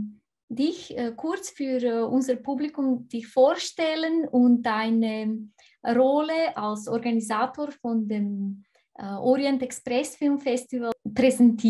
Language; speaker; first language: German; non-native, fluent; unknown